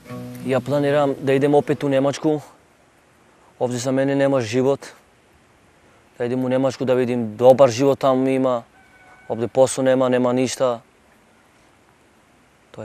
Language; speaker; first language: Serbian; non-native, local second language; Romany